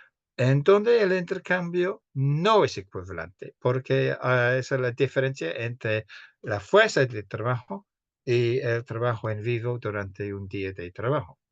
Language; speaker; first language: Spanish; non-native, fluent; English